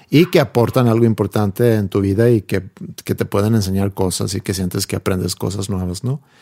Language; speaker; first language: Spanish; non-native, fluent; Swedish